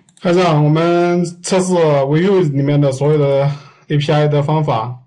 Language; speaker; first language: Chinese; native; Chinese